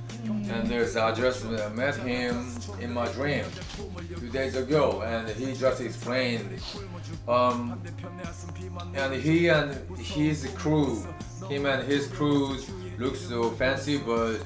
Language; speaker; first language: English; non-native, learner; Korean